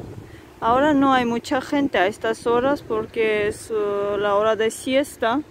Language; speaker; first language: Spanish; non-native, fluent; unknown